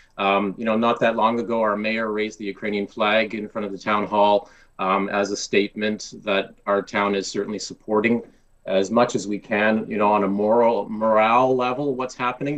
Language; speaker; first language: English; early bilingual, other home language; Polish